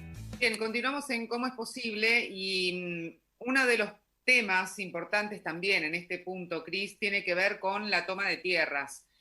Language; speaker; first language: Spanish; native; Spanish